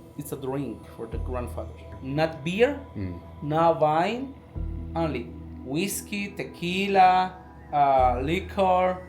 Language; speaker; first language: English; non-native, learner; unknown